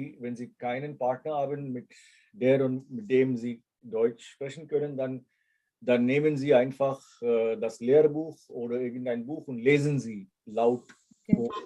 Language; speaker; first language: German; non-native, fluent; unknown